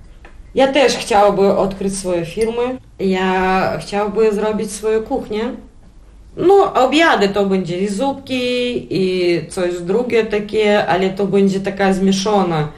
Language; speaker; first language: Polish; non-native, learner; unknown